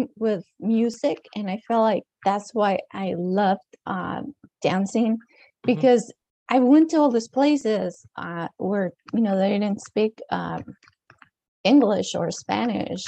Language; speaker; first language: English; non-native, fluent; Spanish